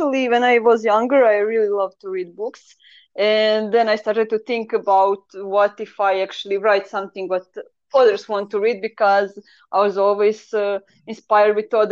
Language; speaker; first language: English; non-native, learner; Croatian